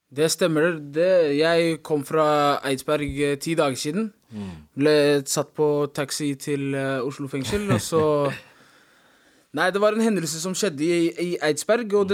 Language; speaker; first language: Norwegian; native; Norwegian